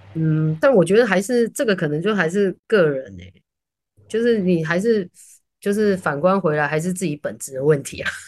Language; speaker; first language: Chinese; native; Chinese